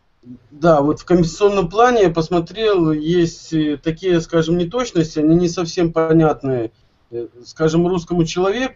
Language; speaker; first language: Russian; native; Russian